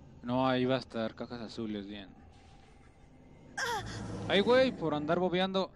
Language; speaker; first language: Spanish; native; Spanish